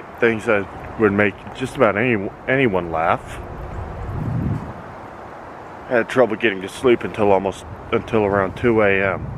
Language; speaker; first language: English; native; English